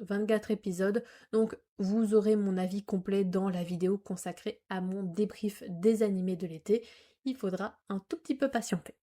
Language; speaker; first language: French; native; French